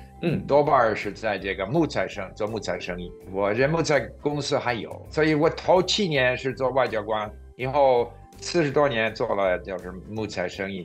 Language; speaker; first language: Chinese; non-native, fluent; English